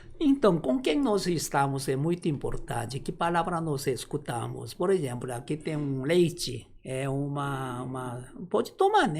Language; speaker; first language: Portuguese; non-native, learner; Korean